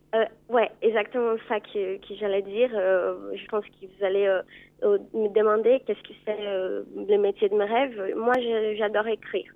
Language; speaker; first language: French; non-native, fluent; Portuguese